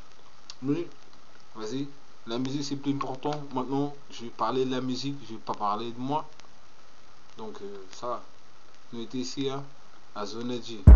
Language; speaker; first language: French; non-native, learner; Portuguese